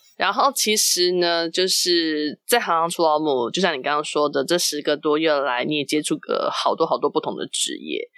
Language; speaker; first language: Chinese; native; Chinese